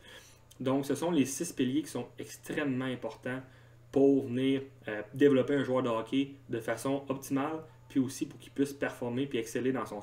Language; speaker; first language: French; native; French